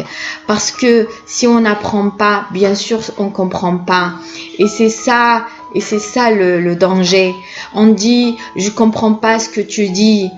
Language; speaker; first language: French; non-native, local second language; Kabyle